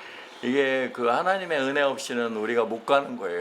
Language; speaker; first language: Korean; native; Korean